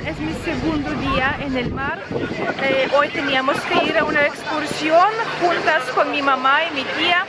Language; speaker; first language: Spanish; non-native, fluent; Russian